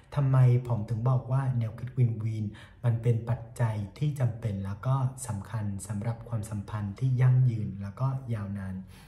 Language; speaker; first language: Thai; non-native, fluent; Vietnamese